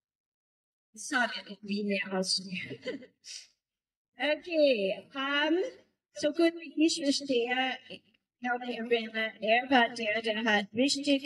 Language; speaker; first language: German; non-native, learner; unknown